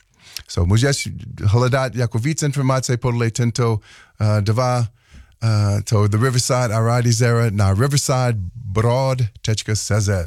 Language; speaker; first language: Czech; non-native, learner; English